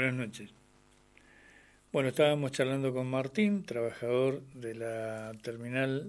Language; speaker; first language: Spanish; native; Spanish